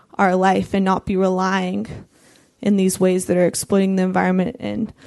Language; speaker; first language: English; native; English